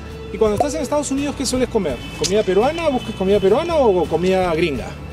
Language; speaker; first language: Spanish; native; Spanish